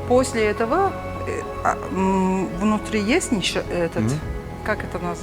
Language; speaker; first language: Russian; non-native, learner; Azerbaijani